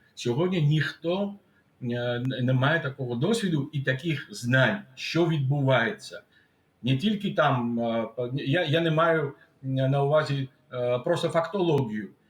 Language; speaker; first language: Ukrainian; non-native, fluent; Georgian